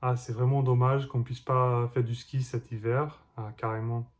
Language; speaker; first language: French; non-native, fluent; English